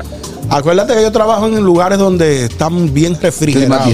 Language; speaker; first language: Spanish; native; Spanish